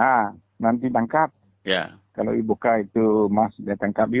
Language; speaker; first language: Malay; non-native, local second language; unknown